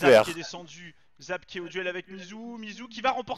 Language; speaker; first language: French; native; French